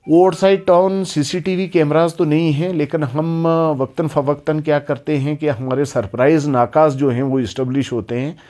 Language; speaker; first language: Hindi; non-native, local second language; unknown